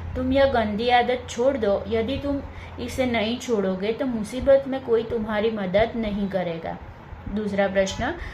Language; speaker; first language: Hindi; non-native, local second language; Gujarati